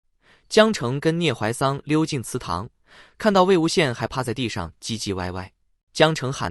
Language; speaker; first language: Chinese; native; Chinese